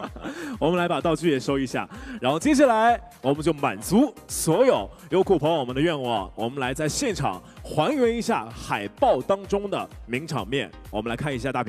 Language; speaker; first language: Chinese; native; Chinese